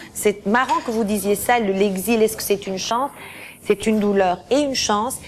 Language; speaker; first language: French; early bilingual, other home language; Portuguese